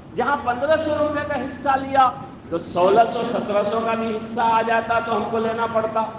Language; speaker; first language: Urdu; non-native, local second language; Bangla